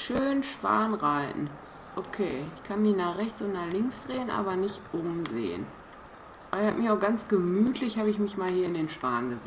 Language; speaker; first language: German; native; German